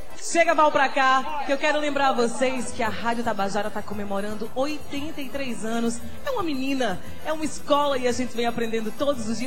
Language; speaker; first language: Portuguese; native; Portuguese